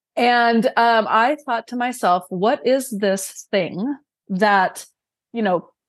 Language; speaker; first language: English; early bilingual, other home language; Romanian